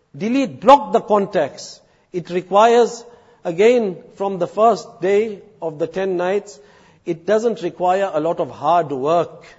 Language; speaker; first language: English; native; English